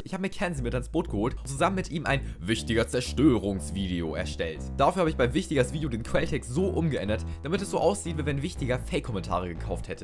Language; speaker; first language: German; native; German